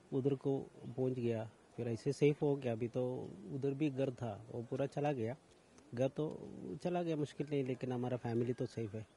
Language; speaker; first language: Hindi; non-native, local second language; Malayalam